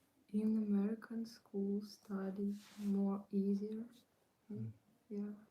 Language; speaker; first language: English; non-native, learner; Ukrainian